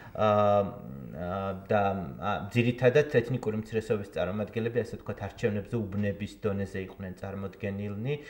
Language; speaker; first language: Georgian; native; Georgian